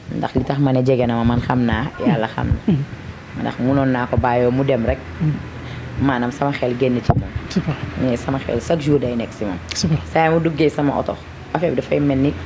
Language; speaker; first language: Wolof; non-native, local second language; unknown